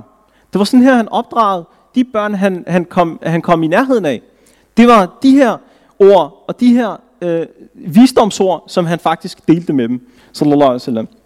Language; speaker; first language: Danish; early bilingual, other home language; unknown